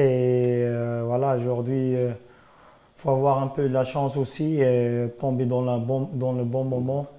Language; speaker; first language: French; non-native, fluent; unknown